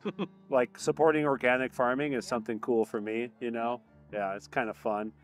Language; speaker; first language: English; native; English